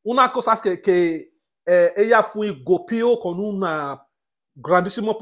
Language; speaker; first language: Spanish; non-native, learner; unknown